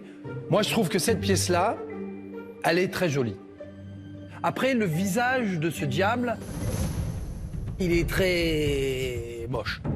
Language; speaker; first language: French; native; French